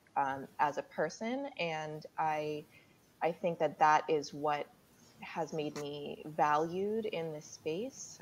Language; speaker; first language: English; native; English